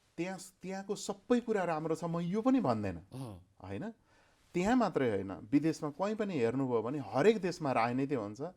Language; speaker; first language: Nepali; native; Nepali